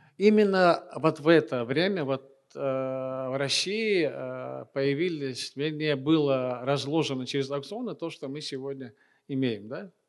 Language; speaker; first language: Russian; non-native, local second language; Chechen